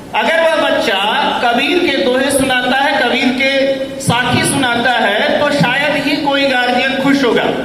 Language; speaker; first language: Hindi; native; Hindi